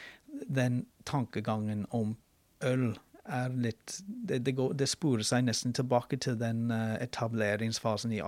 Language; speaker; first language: Norwegian; non-native, fluent; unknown